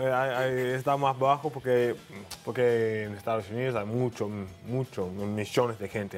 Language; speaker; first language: Spanish; non-native, learner; English